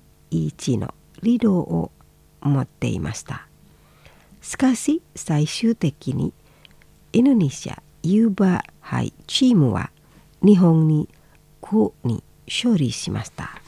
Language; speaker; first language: Japanese; non-native, fluent; Indonesian